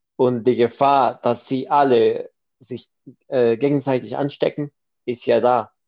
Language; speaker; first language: German; non-native, fluent; Spanish